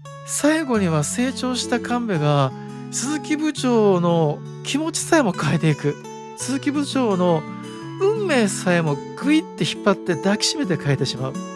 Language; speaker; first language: Japanese; native; Japanese